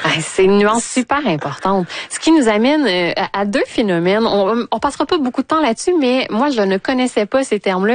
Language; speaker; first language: French; native; French